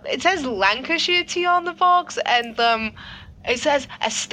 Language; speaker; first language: English; non-native, fluent; Greek